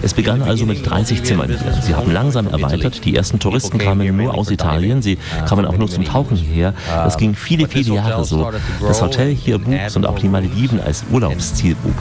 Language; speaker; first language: German; native; German